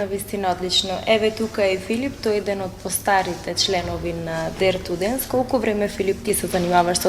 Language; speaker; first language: Macedonian; native; Macedonian